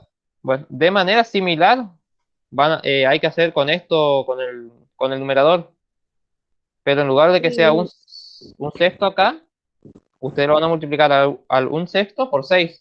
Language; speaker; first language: Spanish; native; Spanish